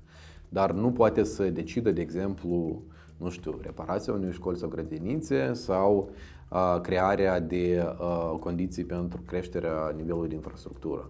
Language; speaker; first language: Romanian; native; Romanian